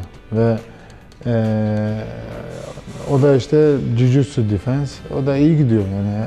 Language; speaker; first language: Turkish; early bilingual, heritage; Turkish